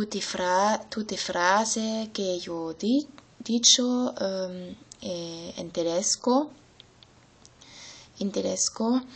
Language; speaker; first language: Italian; non-native, learner; German